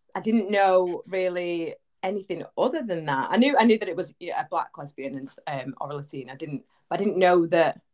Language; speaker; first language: English; native; English